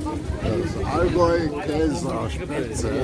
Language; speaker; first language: German; non-native, learner; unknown